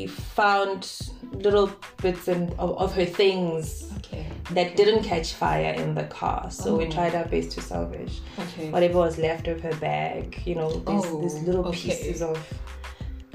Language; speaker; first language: English; non-native, local second language; Zulu